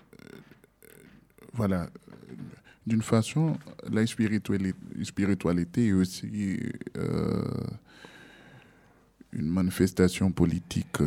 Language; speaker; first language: French; non-native, learner; Portuguese